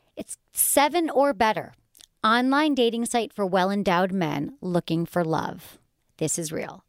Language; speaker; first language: English; native; English